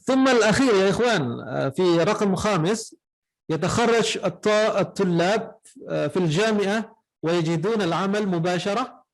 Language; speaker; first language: Arabic; non-native, fluent; Indonesian